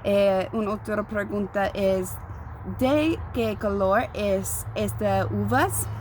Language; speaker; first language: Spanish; non-native, learner; English